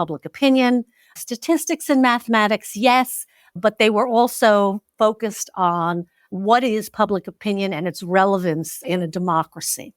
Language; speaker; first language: English; native; English